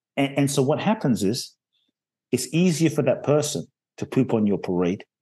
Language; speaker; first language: English; native; English